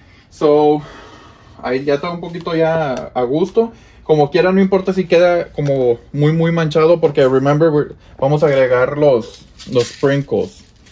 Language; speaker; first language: Spanish; early bilingual, heritage; Spanish